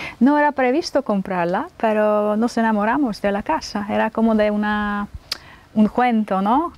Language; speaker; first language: Spanish; non-native, fluent; Czech